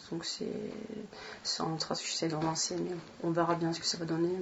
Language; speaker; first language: French; non-native, fluent; Swedish